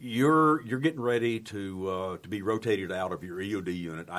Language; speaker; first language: English; native; English